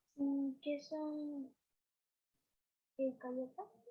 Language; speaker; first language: Spanish; native; Spanish